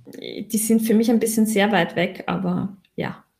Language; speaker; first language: German; native; German